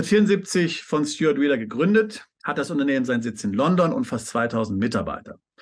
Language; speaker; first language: German; native; German